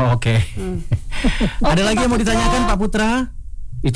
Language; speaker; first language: Indonesian; native; Indonesian